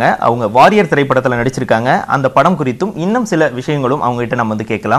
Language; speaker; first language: Tamil; native; Tamil